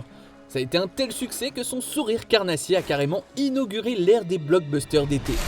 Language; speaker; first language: French; native; French